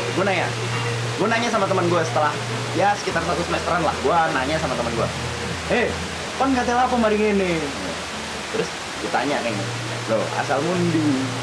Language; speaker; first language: Indonesian; native; Indonesian